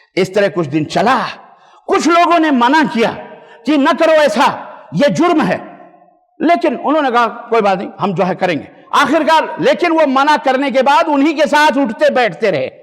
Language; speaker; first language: Urdu; native; Urdu